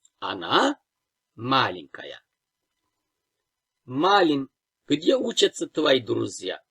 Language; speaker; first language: Russian; non-native, fluent; Turkish